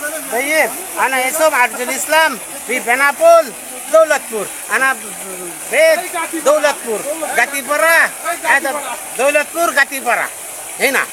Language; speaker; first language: Arabic; non-native, learner; Bangla